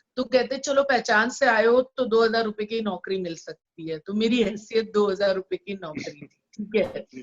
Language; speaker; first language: Hindi; non-native, local second language; Gujarati